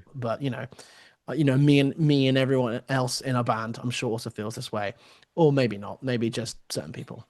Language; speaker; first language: English; native; English